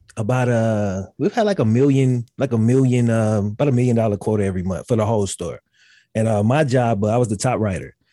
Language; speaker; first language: English; native; English